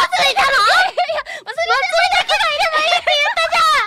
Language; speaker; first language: Japanese; native; Japanese